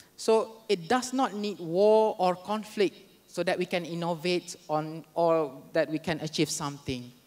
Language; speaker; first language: English; non-native, local second language; Malay